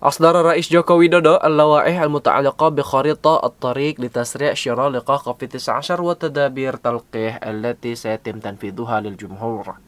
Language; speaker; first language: Arabic; non-native, fluent; Indonesian